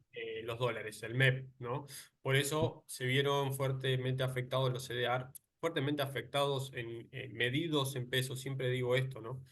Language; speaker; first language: Spanish; native; Spanish